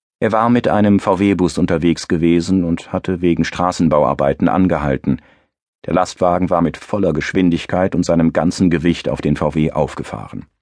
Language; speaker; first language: German; native; German